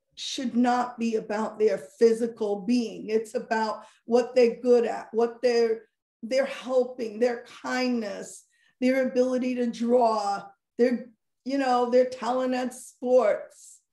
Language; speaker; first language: English; native; English